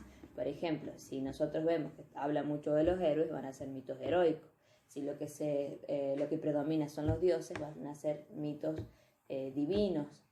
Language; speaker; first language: Spanish; native; Spanish